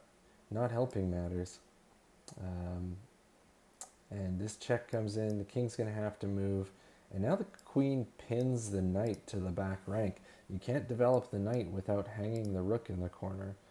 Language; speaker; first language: English; native; English